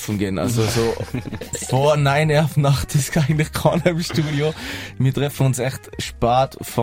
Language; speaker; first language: German; native; German